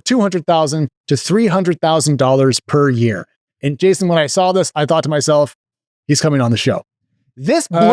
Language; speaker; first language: English; native; English